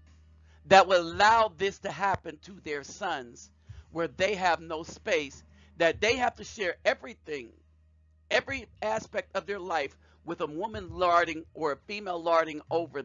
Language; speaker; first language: English; native; English